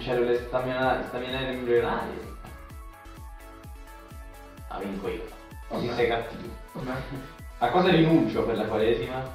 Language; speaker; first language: Italian; native; Italian